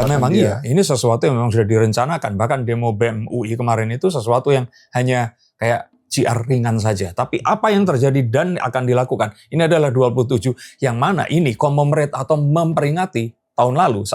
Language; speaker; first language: Indonesian; native; Indonesian